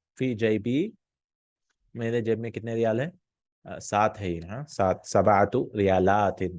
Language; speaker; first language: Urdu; native; Urdu